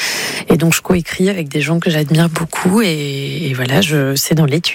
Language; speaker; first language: French; native; French